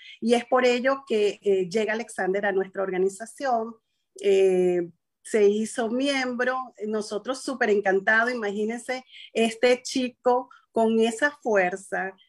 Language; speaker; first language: Spanish; native; Spanish